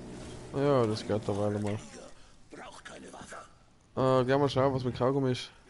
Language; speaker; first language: German; native; German